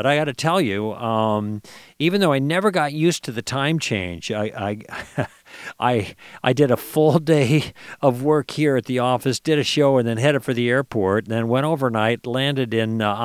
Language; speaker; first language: English; native; English